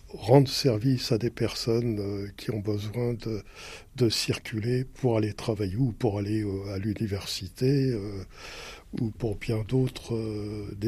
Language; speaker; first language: French; native; French